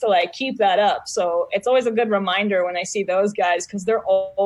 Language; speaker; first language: English; non-native, fluent; Hebrew